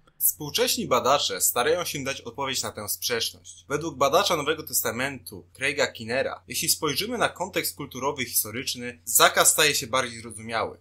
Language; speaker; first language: Polish; native; Polish